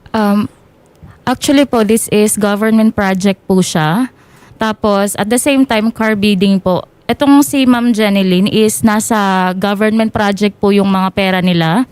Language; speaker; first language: Filipino; native; Filipino